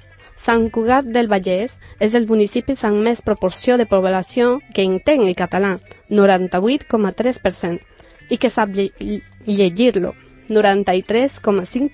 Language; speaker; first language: Catalan; non-native, learner; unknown